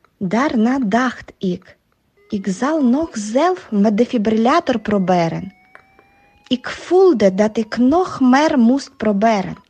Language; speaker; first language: Dutch; non-native, learner; Ukrainian